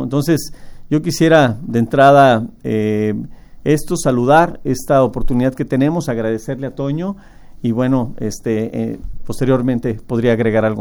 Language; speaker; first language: Spanish; native; Spanish